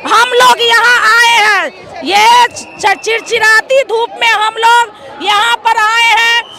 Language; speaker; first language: Hindi; native; Hindi